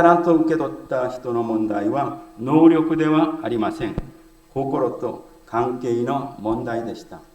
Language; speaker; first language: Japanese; non-native, fluent; Korean